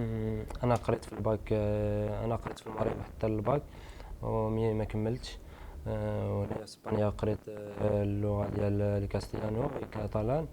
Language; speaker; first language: Arabic; non-native, local second language; Berber languages